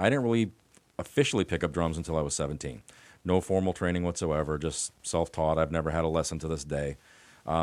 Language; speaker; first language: English; native; English